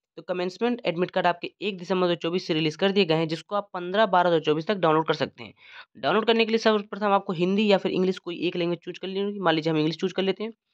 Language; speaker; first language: Hindi; native; Hindi